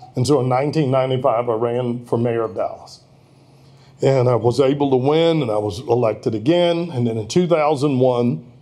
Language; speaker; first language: English; native; English